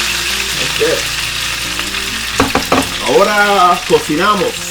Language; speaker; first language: Spanish; non-native, learner; English